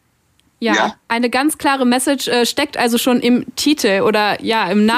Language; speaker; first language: German; native; German